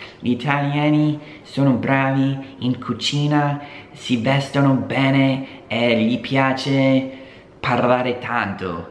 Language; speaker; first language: Italian; non-native, fluent; English